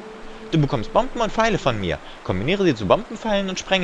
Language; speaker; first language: German; native; German